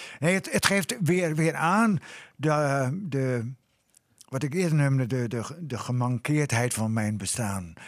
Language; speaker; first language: Dutch; native; Dutch